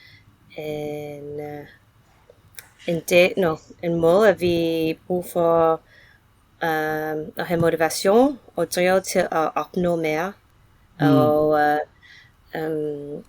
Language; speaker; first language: Danish; non-native, learner; English